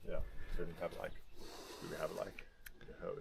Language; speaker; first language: English; non-native, fluent; Swedish